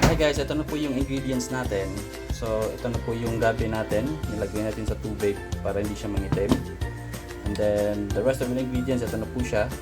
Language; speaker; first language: Filipino; non-native, local second language; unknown